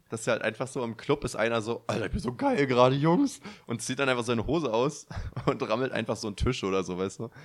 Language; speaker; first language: German; native; German